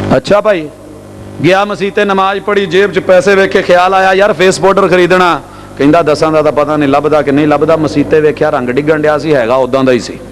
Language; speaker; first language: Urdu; non-native, local second language; Punjabi